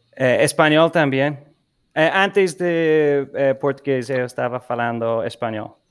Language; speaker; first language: Portuguese; non-native, learner; English